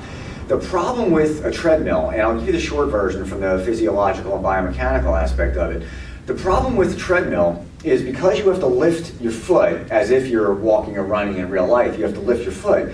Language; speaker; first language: English; native; English